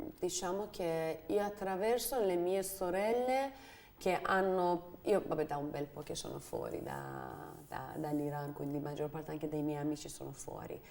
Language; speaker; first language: Italian; non-native, fluent; Persian